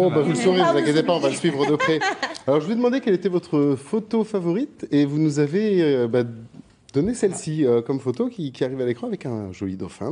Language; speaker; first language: French; native; French